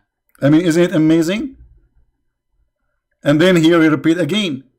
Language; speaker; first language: English; non-native, fluent; Arabic